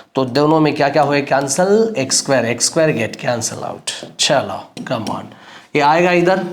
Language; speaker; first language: Hindi; non-native, local second language; Marathi